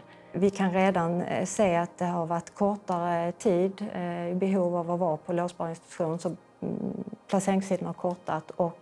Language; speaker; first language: Swedish; native; Swedish